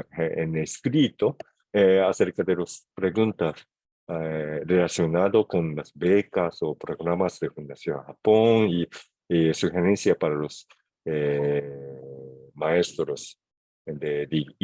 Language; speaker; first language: Spanish; non-native, fluent; Japanese